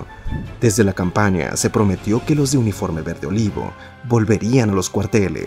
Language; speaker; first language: Spanish; native; Spanish